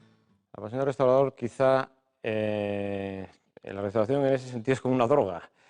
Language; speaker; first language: Spanish; native; Spanish